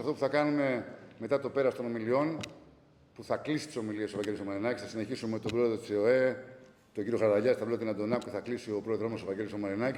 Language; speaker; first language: Greek; native; Greek